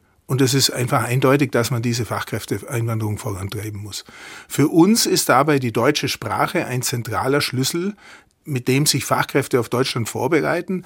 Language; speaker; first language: German; native; German